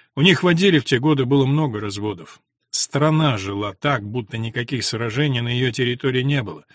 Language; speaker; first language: Russian; native; Russian